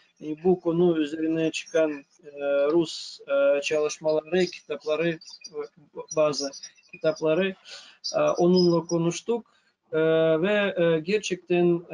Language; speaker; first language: Turkish; non-native, fluent; Russian